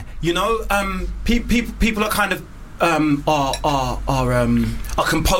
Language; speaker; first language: English; native; English